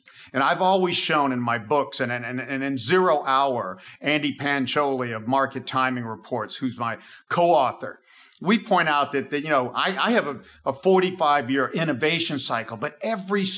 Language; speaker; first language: English; native; English